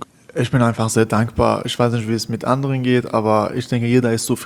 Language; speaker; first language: German; non-native, learner; Persian